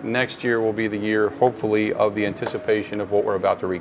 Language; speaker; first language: English; native; English